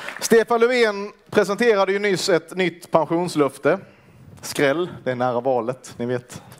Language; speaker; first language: Swedish; native; Swedish